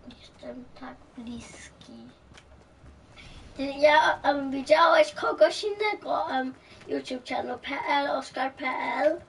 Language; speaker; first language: Polish; early bilingual, heritage; Polish